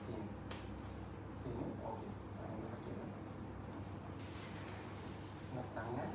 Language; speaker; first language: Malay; non-native, local second language; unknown